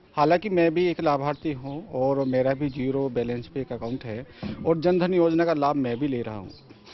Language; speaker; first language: Hindi; native; Hindi